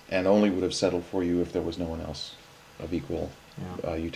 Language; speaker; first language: English; native; English